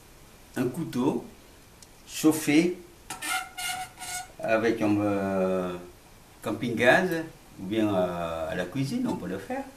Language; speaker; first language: French; non-native, learner; Vietnamese